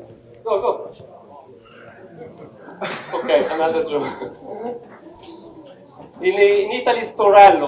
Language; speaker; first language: English; non-native, learner; Italian